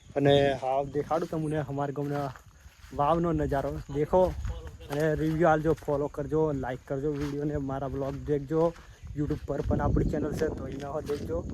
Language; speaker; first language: Gujarati; non-native, local second language; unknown